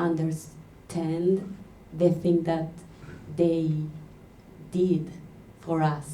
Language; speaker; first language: English; non-native, learner; Spanish